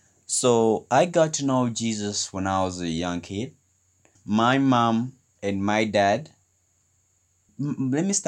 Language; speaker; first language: English; non-native, local second language; Nyanja